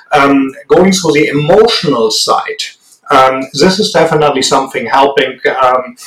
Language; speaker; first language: English; non-native, fluent; German